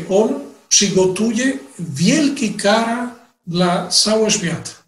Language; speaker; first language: Polish; non-native, learner; Spanish